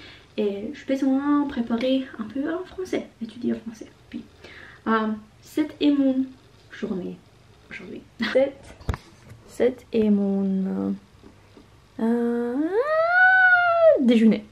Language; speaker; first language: French; non-native, learner; Norwegian